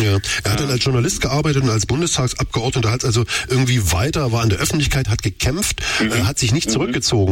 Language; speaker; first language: German; native; German